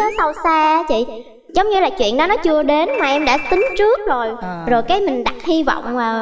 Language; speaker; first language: Vietnamese; native; Vietnamese